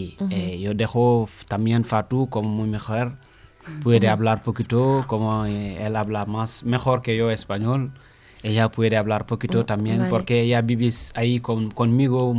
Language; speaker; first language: Spanish; non-native, learner; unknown